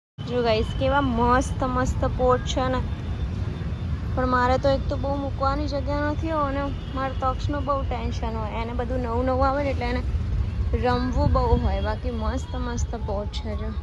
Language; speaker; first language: Gujarati; native; Gujarati